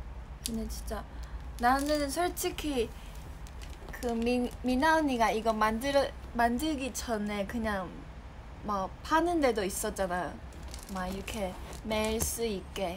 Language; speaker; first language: Korean; non-native, fluent; Chinese